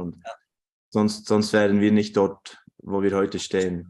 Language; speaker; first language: German; native; German